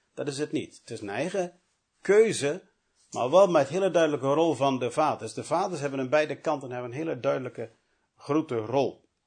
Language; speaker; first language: Dutch; early bilingual, other home language; English